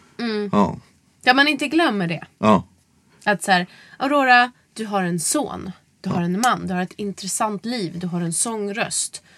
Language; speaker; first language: Swedish; native; Swedish